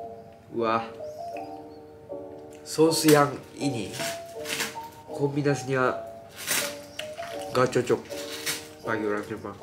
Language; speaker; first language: Indonesian; non-native, learner; Japanese